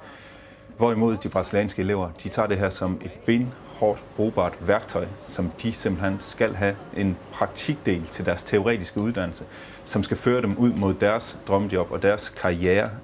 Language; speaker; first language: Danish; native; Danish